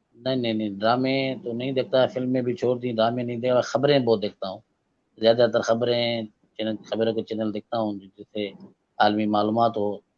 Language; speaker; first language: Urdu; non-native, local second language; Sindhi